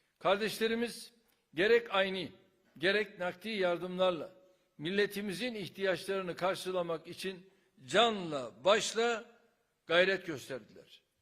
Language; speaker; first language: Turkish; native; Turkish